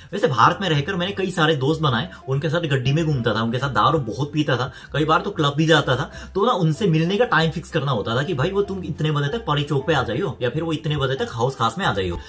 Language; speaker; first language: Hindi; non-native, fluent; Korean